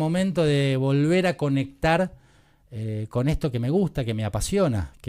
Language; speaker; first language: Spanish; native; Spanish